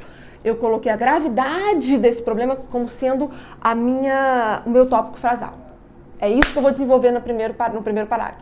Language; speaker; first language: Portuguese; native; Portuguese